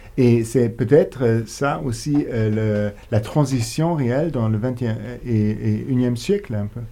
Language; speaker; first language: French; non-native, local second language; Luxembourgish